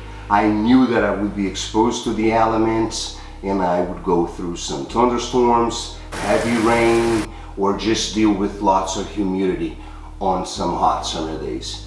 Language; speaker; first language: English; non-native, fluent; Portuguese